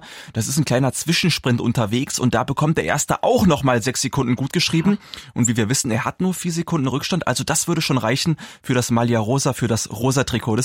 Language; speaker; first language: German; native; German